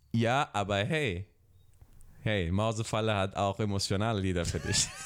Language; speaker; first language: German; early bilingual, other home language; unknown